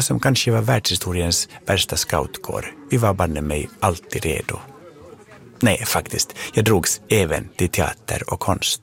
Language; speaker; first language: Swedish; native; Swedish